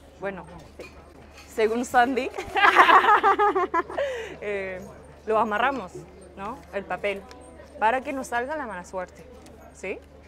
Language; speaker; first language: Spanish; non-native, fluent; Japanese